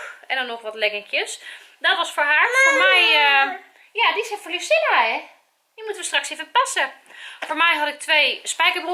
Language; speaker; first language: Dutch; native; Dutch